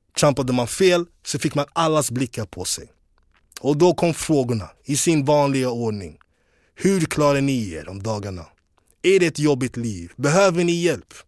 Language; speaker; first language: Swedish; early bilingual, other home language; English